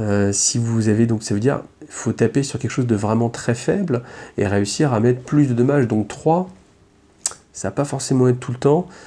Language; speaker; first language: French; native; French